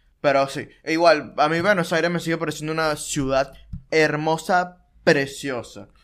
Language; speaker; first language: Spanish; native; Spanish